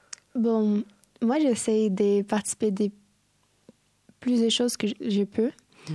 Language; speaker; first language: French; non-native, fluent; Portuguese